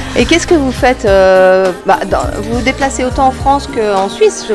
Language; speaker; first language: French; native; French